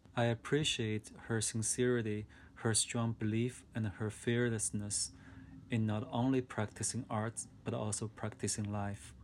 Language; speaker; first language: English; non-native, fluent; Chinese